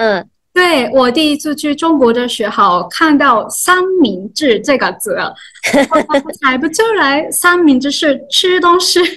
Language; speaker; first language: Chinese; non-native, fluent; Japanese